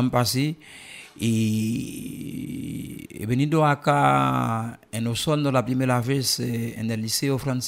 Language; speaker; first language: Spanish; non-native, learner; Haitian Creole